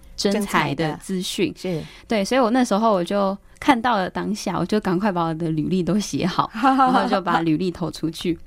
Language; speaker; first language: Chinese; native; Chinese